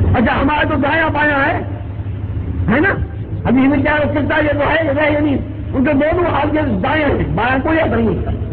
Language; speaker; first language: Urdu; non-native, local second language; Sindhi